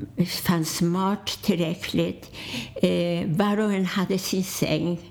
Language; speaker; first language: Swedish; non-native, fluent; Polish